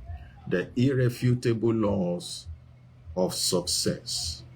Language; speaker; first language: English; non-native, local second language; Yoruba